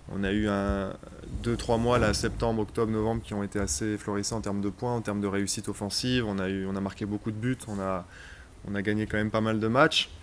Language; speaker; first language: French; native; French